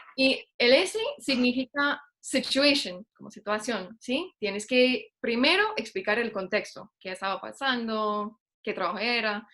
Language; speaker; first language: Spanish; non-native, fluent; English